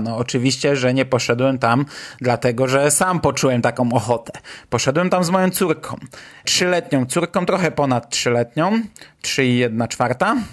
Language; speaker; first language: Polish; native; Polish